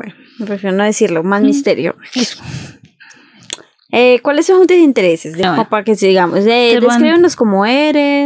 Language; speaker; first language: Spanish; native; Spanish